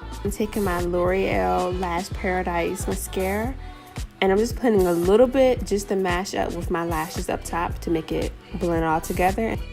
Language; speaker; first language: English; native; English